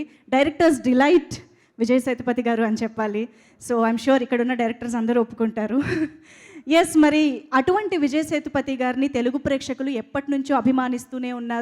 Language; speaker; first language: Telugu; native; Telugu